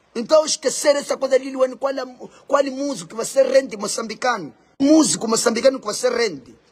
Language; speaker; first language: Portuguese; non-native, local second language; Makhuwa